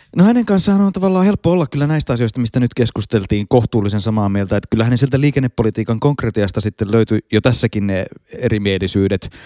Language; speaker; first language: Finnish; native; Finnish